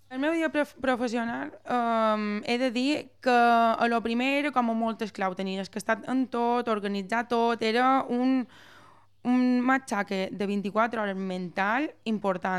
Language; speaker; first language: Catalan; native; Catalan